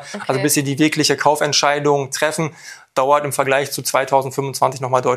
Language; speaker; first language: German; native; German